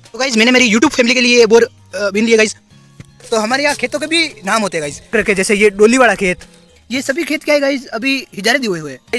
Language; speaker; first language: Hindi; non-native, local second language; Rajasthani